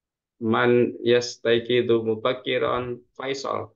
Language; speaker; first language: Arabic; non-native, learner; Indonesian